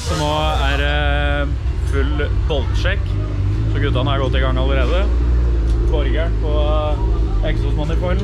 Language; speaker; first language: Norwegian; native; Norwegian